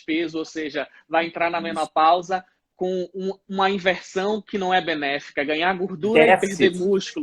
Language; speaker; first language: Portuguese; native; Portuguese